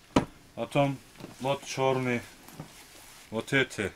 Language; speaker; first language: Russian; non-native, learner; Turkish